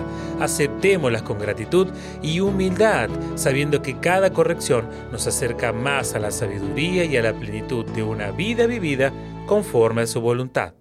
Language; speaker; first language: Spanish; native; Spanish